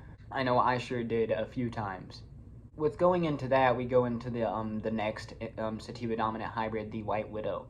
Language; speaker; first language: English; native; English